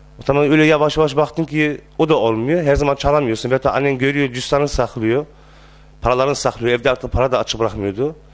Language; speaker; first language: Turkish; early bilingual, heritage; Turkish